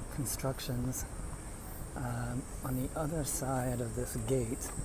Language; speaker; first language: English; native; English